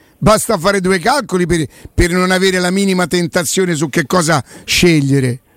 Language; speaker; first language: Italian; native; Italian